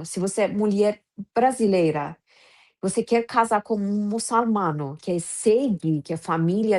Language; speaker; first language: Portuguese; non-native, fluent; Persian